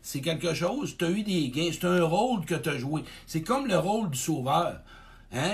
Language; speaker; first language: French; native; French